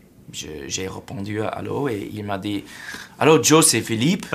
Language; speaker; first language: French; non-native, fluent; English